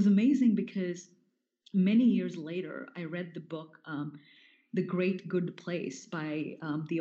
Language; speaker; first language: English; non-native, local second language; Hindi